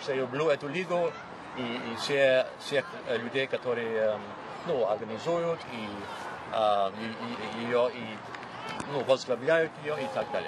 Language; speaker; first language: Russian; non-native, fluent; English